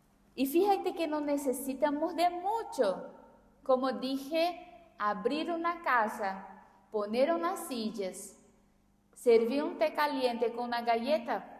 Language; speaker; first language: Spanish; non-native, fluent; Portuguese